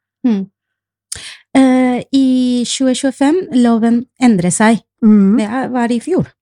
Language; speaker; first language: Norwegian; non-native, fluent; Spanish